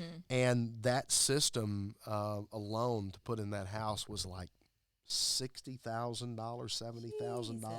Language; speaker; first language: English; native; English